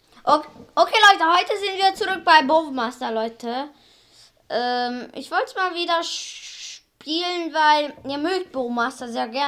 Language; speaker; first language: German; early bilingual, other home language; Hungarian